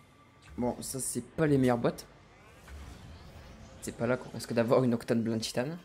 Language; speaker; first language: French; native; French